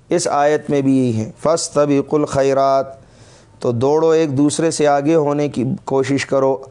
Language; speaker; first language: Urdu; non-native, local second language; Pashto